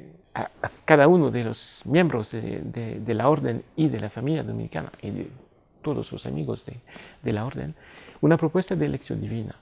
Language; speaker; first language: Spanish; non-native, fluent; French